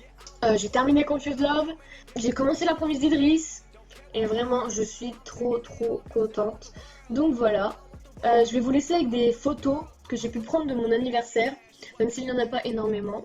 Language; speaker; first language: French; native; French